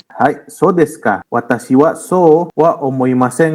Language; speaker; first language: Japanese; non-native, fluent; Indonesian